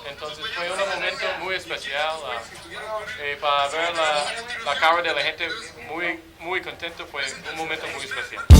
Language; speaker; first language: Spanish; non-native, fluent; English